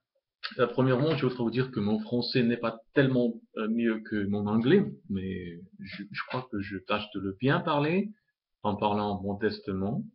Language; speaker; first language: French; non-native, fluent; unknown